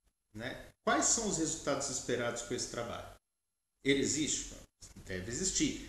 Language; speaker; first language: Portuguese; native; Portuguese